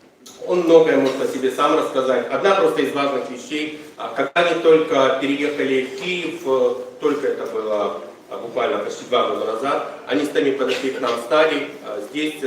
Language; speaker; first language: Russian; native; Russian